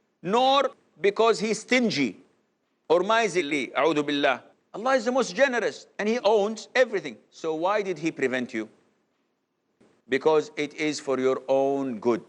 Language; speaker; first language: English; non-native, fluent; Arabic